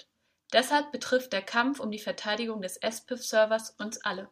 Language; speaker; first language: German; native; German